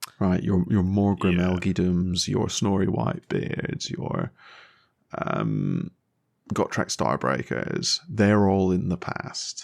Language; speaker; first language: English; native; English